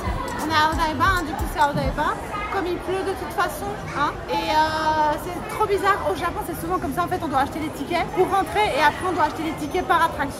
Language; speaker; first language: French; native; French